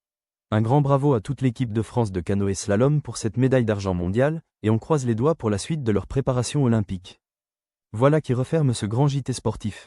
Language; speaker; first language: French; native; French